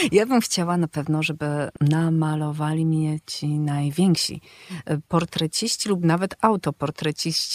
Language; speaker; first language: Polish; native; Polish